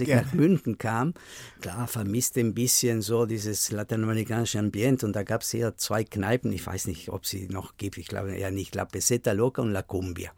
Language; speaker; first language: German; non-native, fluent; Spanish